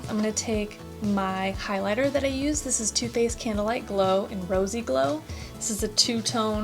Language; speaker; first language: English; native; English